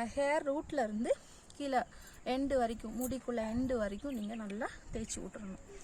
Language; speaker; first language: Tamil; non-native, local second language; Malayalam